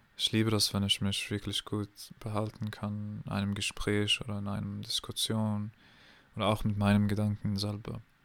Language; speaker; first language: German; non-native, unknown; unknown